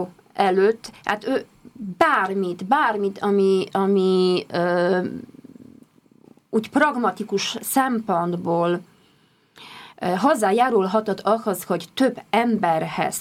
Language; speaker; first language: Hungarian; non-native, fluent; Polish